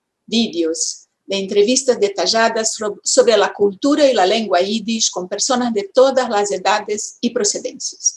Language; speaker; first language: Spanish; non-native, fluent; Portuguese